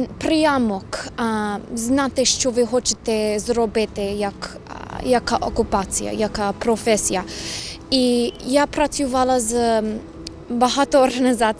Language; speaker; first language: Ukrainian; non-native, learner; English